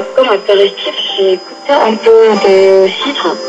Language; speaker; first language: French; non-native, learner; Korean